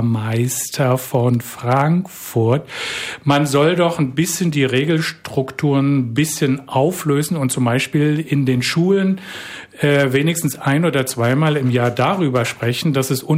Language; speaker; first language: German; native; German